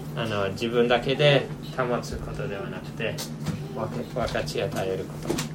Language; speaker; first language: Japanese; non-native, fluent; English